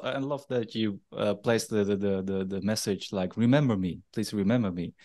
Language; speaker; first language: English; non-native, fluent; Dutch